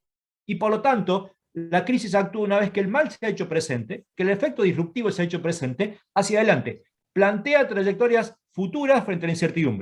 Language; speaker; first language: Spanish; native; Spanish